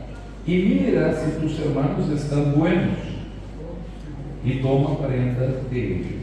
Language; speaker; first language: Spanish; non-native, fluent; Portuguese